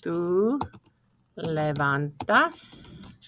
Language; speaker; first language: Spanish; non-native, fluent; English